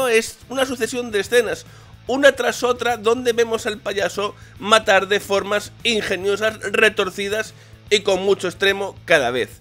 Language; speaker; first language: Spanish; native; Spanish